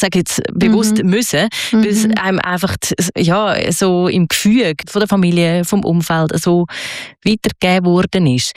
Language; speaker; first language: German; native; German